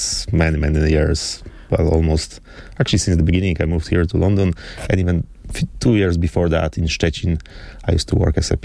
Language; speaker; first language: English; non-native, fluent; Polish